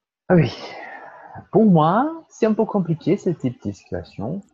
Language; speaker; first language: French; non-native, fluent; Portuguese